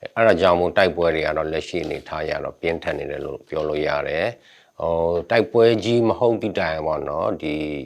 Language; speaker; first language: Burmese; non-native, local second language; S'gaw Karen